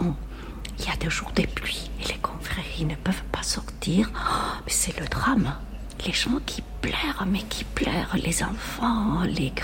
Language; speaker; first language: French; non-native, fluent; Spanish